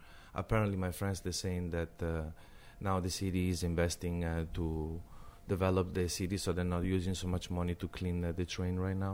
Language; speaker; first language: English; non-native, fluent; Italian